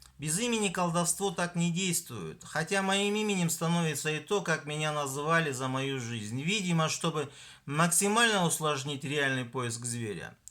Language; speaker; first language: Russian; non-native, local second language; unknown